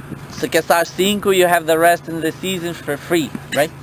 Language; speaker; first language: English; non-native, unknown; Portuguese